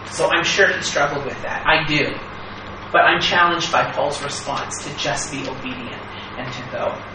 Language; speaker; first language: English; native; English